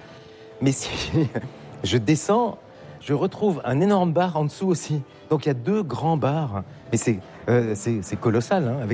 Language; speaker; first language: French; native; French